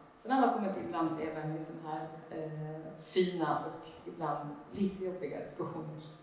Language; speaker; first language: Swedish; non-native, fluent; Arabic